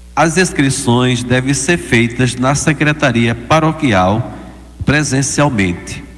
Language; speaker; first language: Portuguese; native; Portuguese